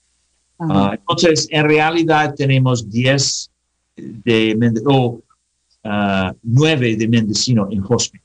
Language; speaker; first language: Spanish; non-native, learner; English